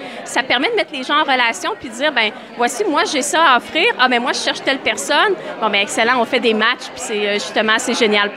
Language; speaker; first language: French; native; French